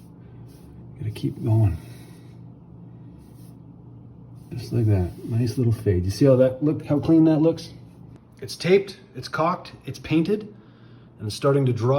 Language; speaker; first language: English; native; English